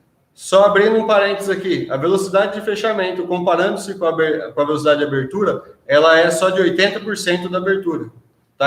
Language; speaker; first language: Portuguese; native; Portuguese